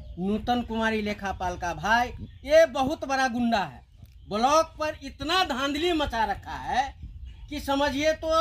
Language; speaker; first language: Hindi; native; Hindi